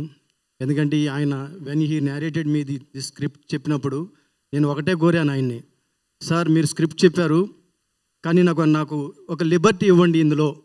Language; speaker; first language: Telugu; native; Telugu